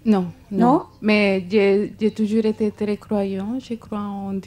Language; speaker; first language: French; non-native, fluent; Spanish